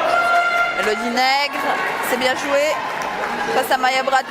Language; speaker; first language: French; native; French